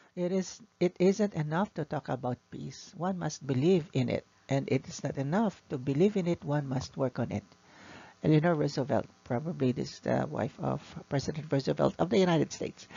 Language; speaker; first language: English; non-native, local second language; Filipino